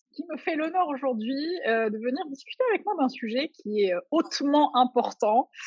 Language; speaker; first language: French; non-native, local second language; Arabic